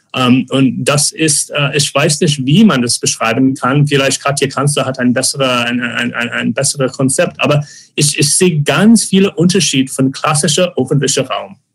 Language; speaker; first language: German; non-native, fluent; English